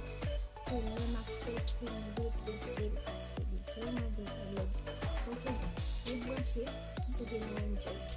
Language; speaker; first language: French; non-native, learner; Haitian Creole